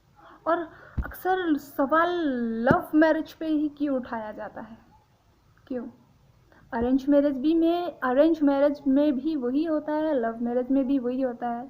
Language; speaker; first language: Hindi; non-native, local second language; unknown